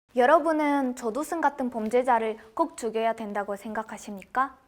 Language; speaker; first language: Korean; non-native, fluent; Kazakh